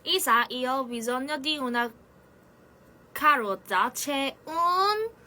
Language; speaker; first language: Italian; non-native, learner; Korean